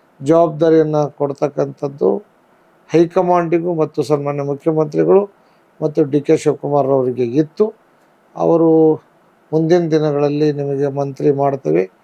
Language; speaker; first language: Kannada; non-native, local second language; Lambadi